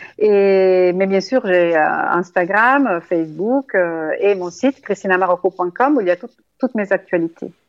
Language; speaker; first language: French; non-native, fluent; Italian